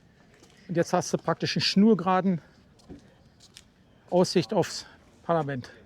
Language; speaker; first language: German; native; German